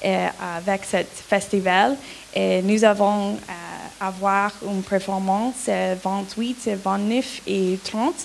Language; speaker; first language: French; non-native, learner; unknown